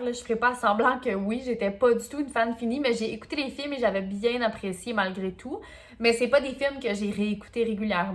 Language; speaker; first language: French; native; French